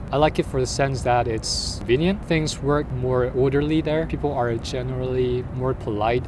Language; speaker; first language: English; non-native, fluent; Chinese